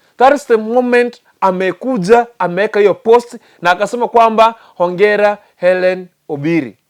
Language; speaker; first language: Swahili; non-native, local second language; Gusii